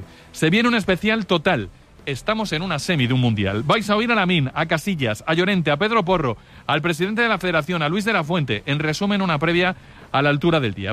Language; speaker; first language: Spanish; native; Spanish